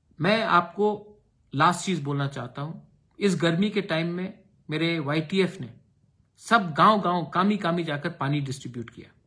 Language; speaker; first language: Hindi; non-native, local second language; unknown